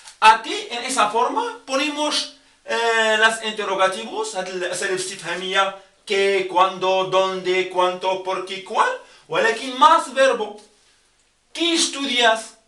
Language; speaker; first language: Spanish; non-native, fluent; Arabic